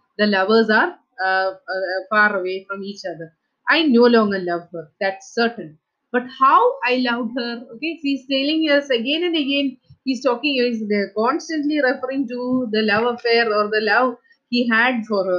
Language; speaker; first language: English; non-native, local second language; Malayalam